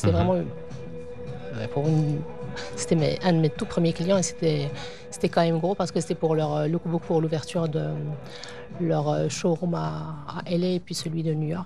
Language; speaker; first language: French; native; French